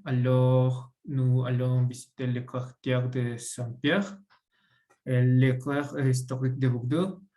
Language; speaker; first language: French; non-native, learner; Spanish